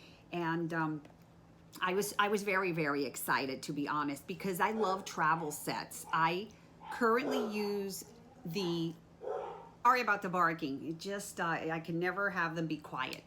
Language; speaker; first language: English; native; English